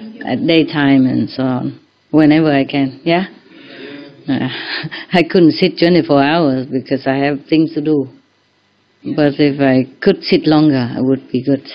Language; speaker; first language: English; non-native, fluent; Vietnamese